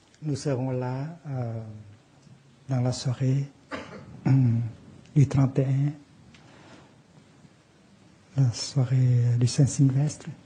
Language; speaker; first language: French; non-native, fluent; Vietnamese